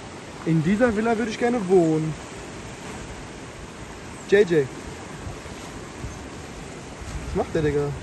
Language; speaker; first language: German; native; German